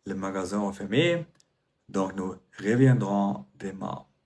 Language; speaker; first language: French; non-native, fluent; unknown